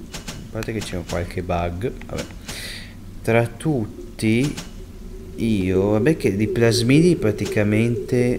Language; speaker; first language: Italian; native; Italian